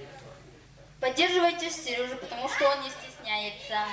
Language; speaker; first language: Russian; non-native, local second language; Yakut